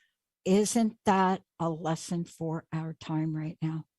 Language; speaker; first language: English; native; English